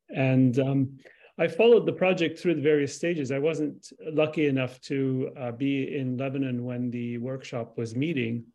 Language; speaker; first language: English; early bilingual, other home language; Arabic